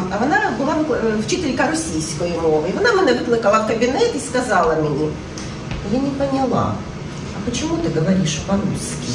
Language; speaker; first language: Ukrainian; non-native, local second language; Russian